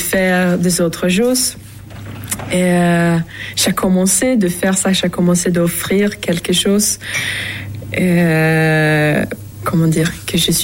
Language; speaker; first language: French; non-native, fluent; Swedish